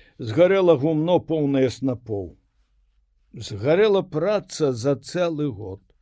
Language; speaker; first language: Belarusian; native; Belarusian